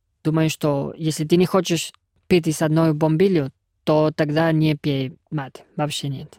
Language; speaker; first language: Russian; non-native, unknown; Spanish